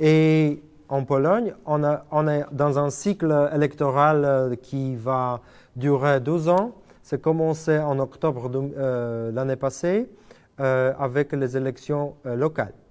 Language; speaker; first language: French; non-native, fluent; Polish